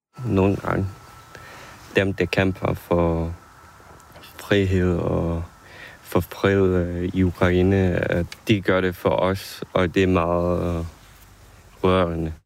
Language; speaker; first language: Danish; non-native, fluent; Ukrainian